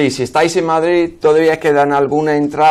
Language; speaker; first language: Spanish; non-native, fluent; English